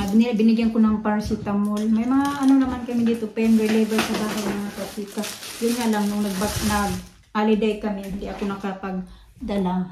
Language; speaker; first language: Filipino; non-native, local second language; Cebuano